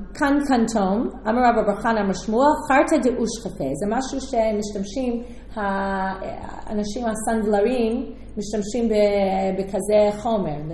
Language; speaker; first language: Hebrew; non-native, fluent; English